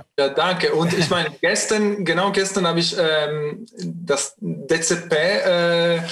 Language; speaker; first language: German; non-native, fluent; Italian